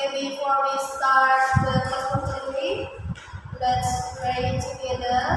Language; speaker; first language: English; non-native, local second language; Indonesian